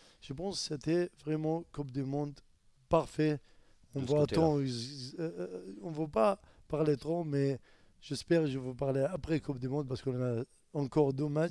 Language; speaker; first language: French; non-native, learner; Arabic